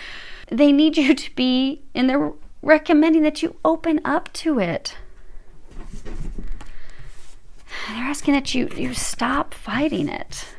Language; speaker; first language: English; native; English